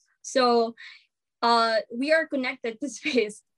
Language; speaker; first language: English; non-native, local second language; Filipino